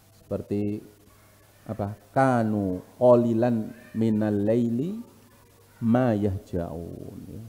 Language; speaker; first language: Indonesian; non-native, local second language; Javanese